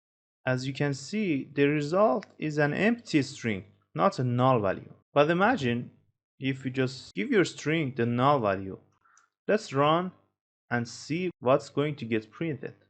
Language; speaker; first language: English; non-native, fluent; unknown